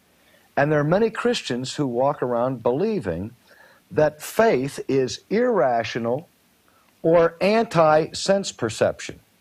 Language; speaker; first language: English; native; English